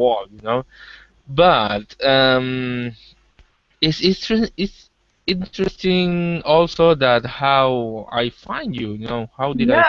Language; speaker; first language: English; non-native, learner; Spanish